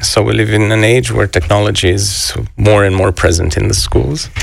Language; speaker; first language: English; non-native, fluent; Romanian